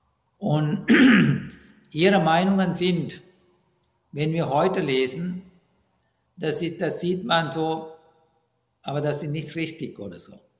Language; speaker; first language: German; non-native, learner; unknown